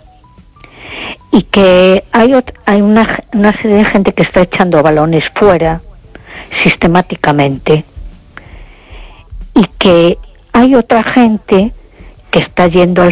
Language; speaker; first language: Spanish; native; Spanish